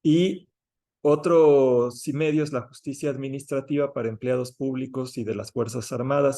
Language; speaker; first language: Spanish; native; Spanish